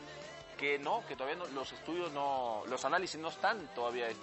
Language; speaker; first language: Spanish; native; Spanish